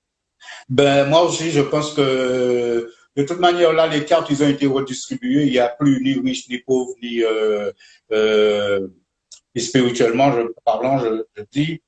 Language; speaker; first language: French; native; French